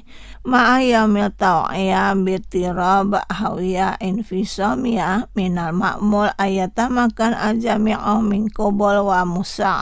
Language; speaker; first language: Arabic; non-native, fluent; Indonesian